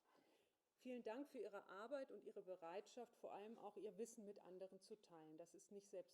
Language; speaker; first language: German; native; German